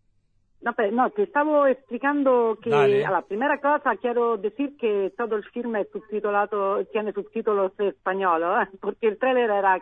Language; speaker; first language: Spanish; non-native, learner; Italian